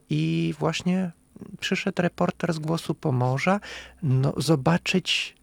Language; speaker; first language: Polish; non-native, fluent; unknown